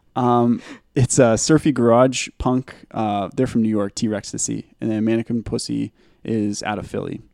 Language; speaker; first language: English; native; English